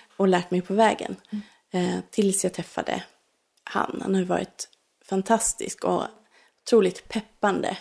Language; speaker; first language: Swedish; native; Swedish